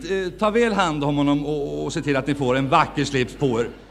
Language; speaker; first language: Swedish; native; Swedish